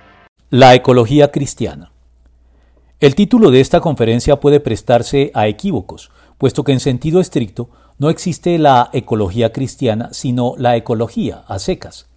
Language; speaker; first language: Spanish; native; Spanish